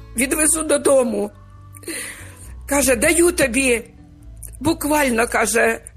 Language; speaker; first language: Ukrainian; native; Ukrainian